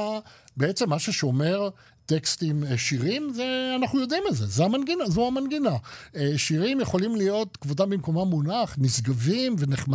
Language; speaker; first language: Hebrew; native; Hebrew